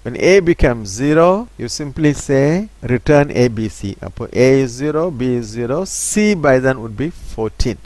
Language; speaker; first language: English; non-native, local second language; Tamil